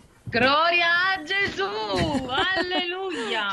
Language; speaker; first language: Italian; native; Italian